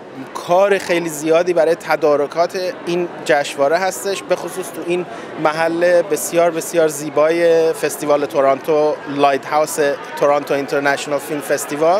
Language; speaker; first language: Persian; native; Persian